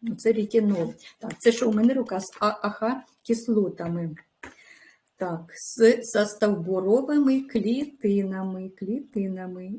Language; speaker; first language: Ukrainian; non-native, local second language; Russian